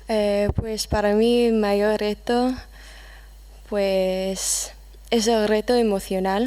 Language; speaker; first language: Spanish; non-native, fluent; English